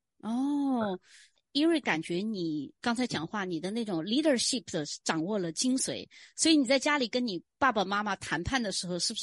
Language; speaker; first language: Chinese; native; Chinese